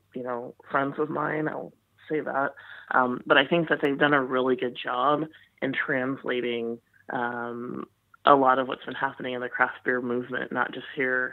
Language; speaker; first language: English; native; English